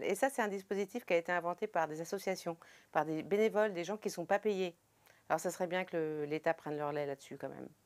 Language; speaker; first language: French; native; French